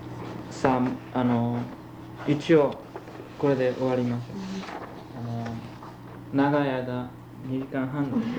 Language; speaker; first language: Japanese; early bilingual, heritage; Japanese